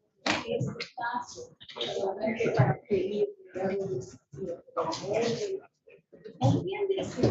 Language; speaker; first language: Spanish; non-native, learner; English